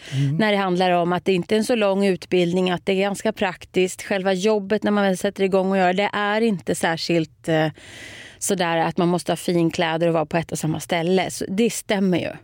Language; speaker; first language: Swedish; native; Swedish